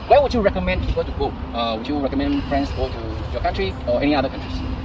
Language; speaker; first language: English; non-native, local second language; Chinese